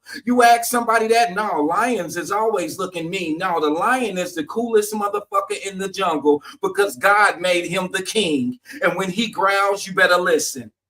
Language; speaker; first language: English; native; English